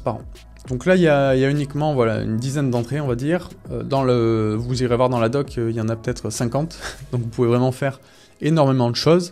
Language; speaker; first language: French; native; French